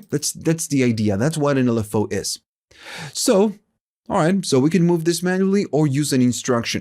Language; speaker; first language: English; non-native, fluent; Spanish